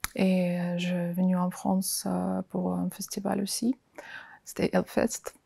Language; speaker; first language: French; non-native, fluent; Ukrainian